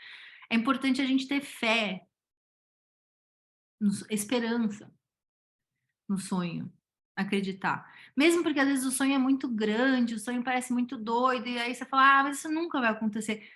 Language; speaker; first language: Portuguese; native; Portuguese